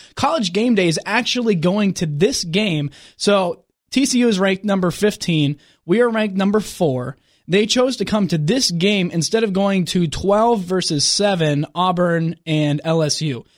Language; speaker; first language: English; native; English